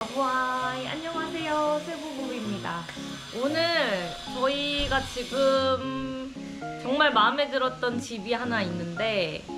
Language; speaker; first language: Korean; native; Korean